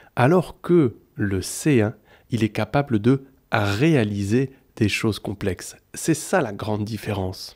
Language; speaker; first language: French; native; French